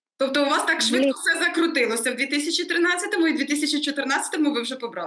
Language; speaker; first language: Ukrainian; native; Ukrainian